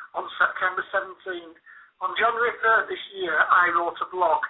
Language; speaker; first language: English; native; English